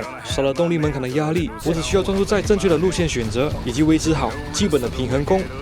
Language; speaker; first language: Chinese; native; Chinese